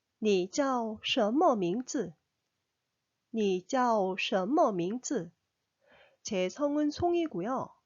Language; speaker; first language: Chinese; non-native, fluent; Korean